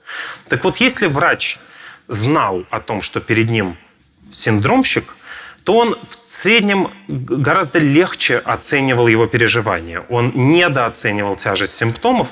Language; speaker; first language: Russian; native; Russian